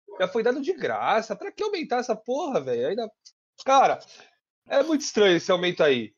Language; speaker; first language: Portuguese; native; Portuguese